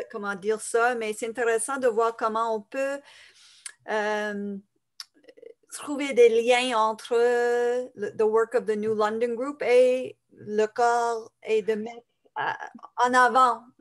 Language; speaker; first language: French; non-native, fluent; English